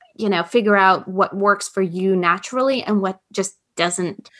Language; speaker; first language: English; non-native, fluent; Latvian